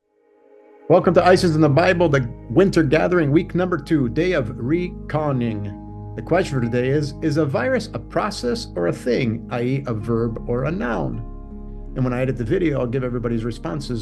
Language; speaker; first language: English; native; English